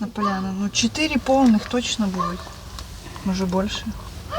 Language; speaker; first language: Russian; native; Russian